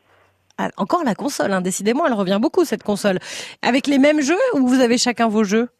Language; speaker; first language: French; native; French